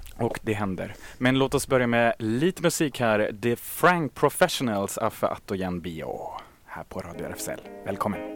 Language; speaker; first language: Swedish; native; Swedish